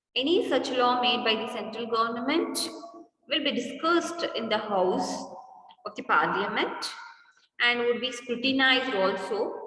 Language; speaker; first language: English; non-native, local second language; Kannada